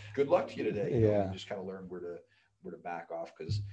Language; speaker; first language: English; native; English